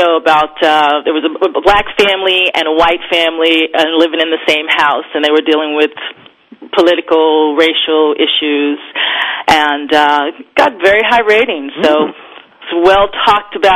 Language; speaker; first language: English; native; English